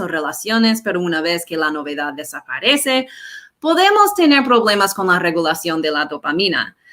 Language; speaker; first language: Spanish; non-native, fluent; English